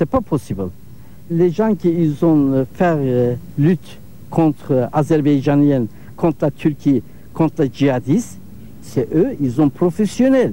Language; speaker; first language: French; non-native, learner; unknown